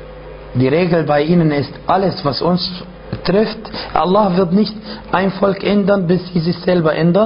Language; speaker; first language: German; non-native, fluent; Arabic